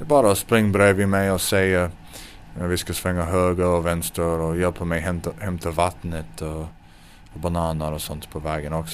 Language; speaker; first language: Swedish; non-native, fluent; English